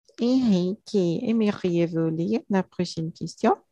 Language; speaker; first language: French; non-native, learner; Portuguese